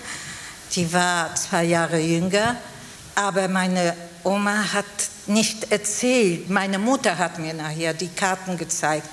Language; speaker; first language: German; non-native, fluent; Polish